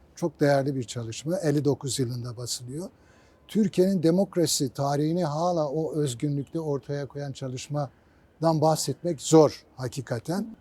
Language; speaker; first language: Turkish; native; Turkish